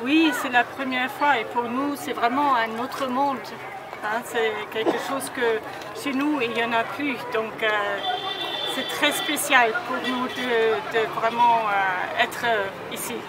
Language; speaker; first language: French; non-native, fluent; German